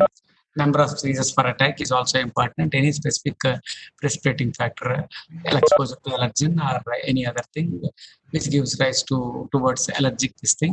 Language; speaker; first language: English; non-native, local second language; Telugu